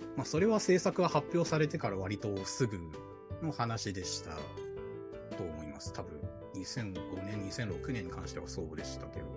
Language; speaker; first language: Japanese; non-native, fluent; Chinese